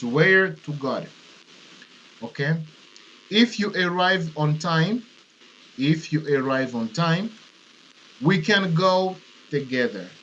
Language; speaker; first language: English; non-native, fluent; Swahili